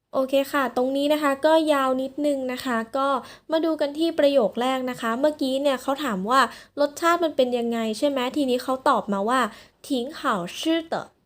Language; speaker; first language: Thai; native; Thai